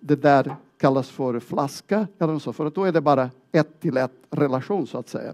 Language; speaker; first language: Swedish; non-native, fluent; Portuguese